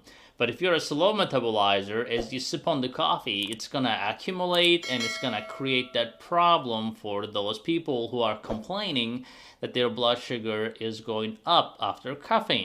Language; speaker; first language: English; non-native, fluent; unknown